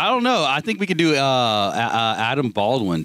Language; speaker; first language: English; native; English